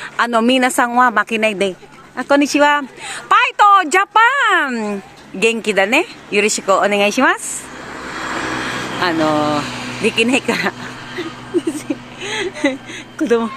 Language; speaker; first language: Japanese; non-native, learner; Filipino